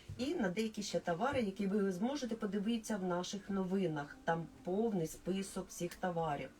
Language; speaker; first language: Ukrainian; non-native, local second language; Russian